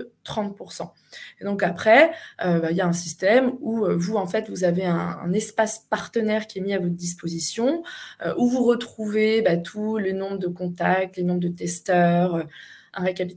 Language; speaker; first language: French; native; French